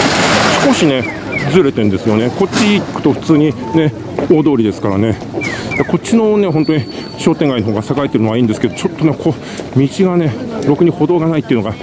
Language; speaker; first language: Japanese; native; Japanese